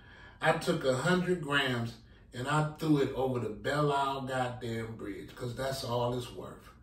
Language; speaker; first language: English; native; English